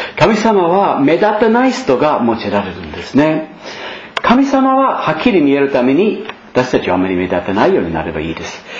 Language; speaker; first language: Japanese; non-native, fluent; English